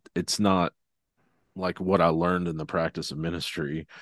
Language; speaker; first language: English; native; English